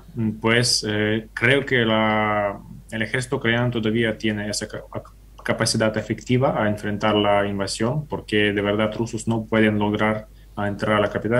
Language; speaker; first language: Spanish; non-native, fluent; Ukrainian